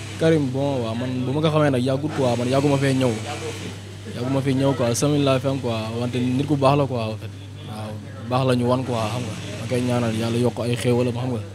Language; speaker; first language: Wolof; native; Wolof